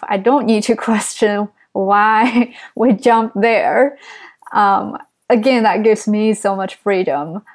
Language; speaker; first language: English; non-native, fluent; Chinese